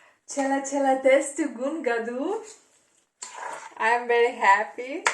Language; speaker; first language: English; non-native, learner; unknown